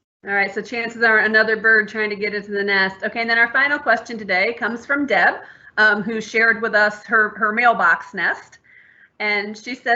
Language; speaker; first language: English; native; English